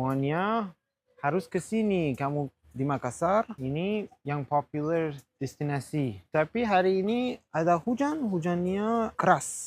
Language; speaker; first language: Indonesian; non-native, learner; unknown